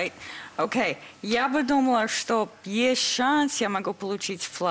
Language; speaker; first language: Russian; early bilingual, heritage; English